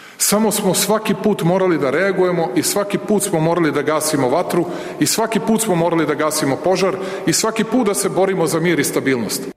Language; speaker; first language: Serbian; native; Serbian